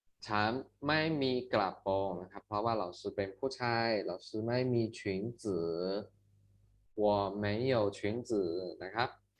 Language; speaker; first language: Chinese; non-native, fluent; Thai